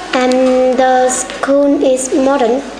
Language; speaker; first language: English; non-native, learner; Vietnamese